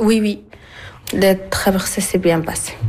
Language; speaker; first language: French; non-native, learner; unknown